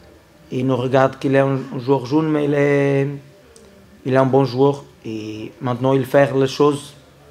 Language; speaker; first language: French; non-native, learner; Portuguese